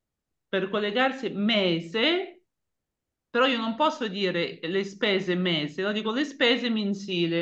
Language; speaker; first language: Italian; non-native, fluent; Russian